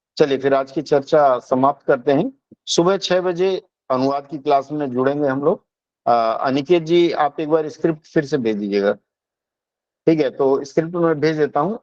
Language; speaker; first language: Hindi; native; Hindi